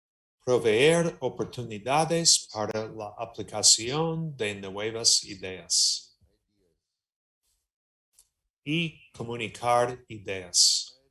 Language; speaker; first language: Spanish; non-native, learner; English